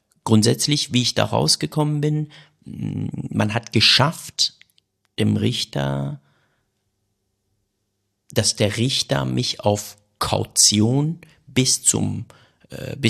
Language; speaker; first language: German; non-native, fluent; Persian